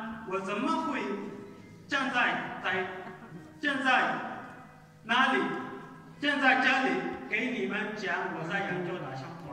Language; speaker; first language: Chinese; non-native, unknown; Arabic